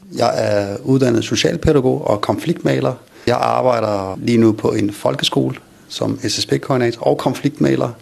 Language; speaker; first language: Danish; early bilingual, other home language; Kurdish